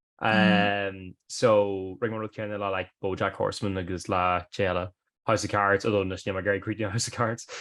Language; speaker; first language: Irish; native; Irish